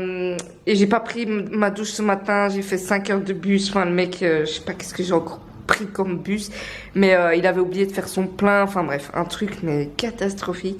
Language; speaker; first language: French; native; French